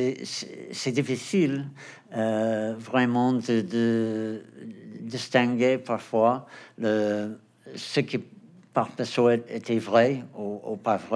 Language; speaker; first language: French; non-native, fluent; Portuguese